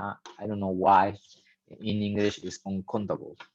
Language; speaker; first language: English; non-native, fluent; Spanish